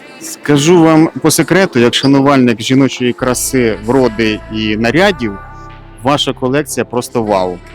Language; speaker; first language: Ukrainian; native; Ukrainian